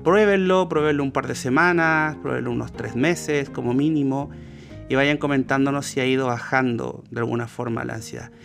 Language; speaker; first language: Spanish; native; Spanish